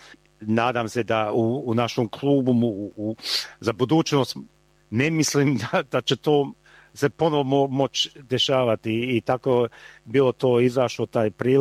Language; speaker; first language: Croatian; early bilingual, heritage; Croatian